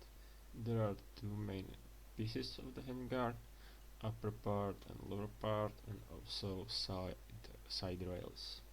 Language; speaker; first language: English; non-native, fluent; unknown